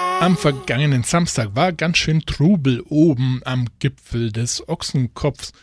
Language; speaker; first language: German; native; German